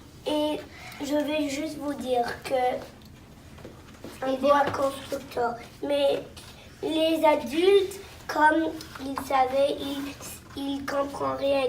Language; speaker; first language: French; non-native, local second language; English